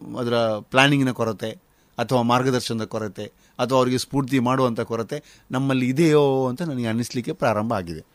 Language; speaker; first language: Kannada; non-native, local second language; Konkani